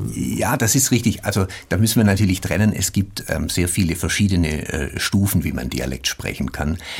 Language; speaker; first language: German; native; German